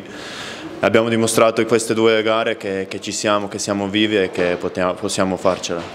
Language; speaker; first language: Italian; non-native, fluent; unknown